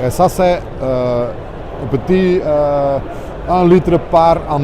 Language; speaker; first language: French; non-native, local second language; Dutch